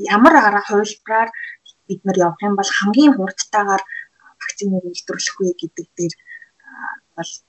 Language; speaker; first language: Mongolian; native; Mongolian